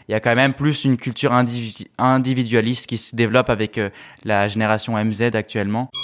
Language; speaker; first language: French; non-native, fluent; Korean